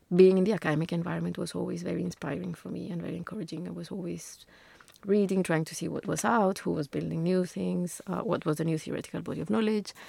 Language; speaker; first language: English; non-native, fluent; Spanish